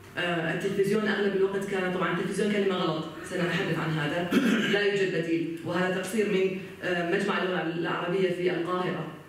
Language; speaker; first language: Arabic; early bilingual, heritage; Arabic